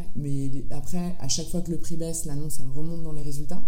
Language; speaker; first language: French; native; French